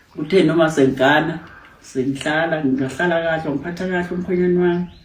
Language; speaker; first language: Zulu; native; Zulu